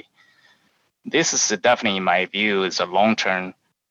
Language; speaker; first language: English; non-native, fluent; Chinese